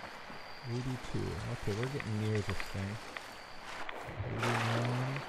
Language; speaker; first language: English; native; English